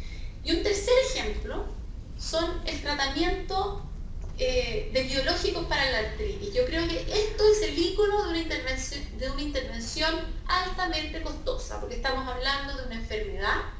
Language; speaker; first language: Spanish; native; Spanish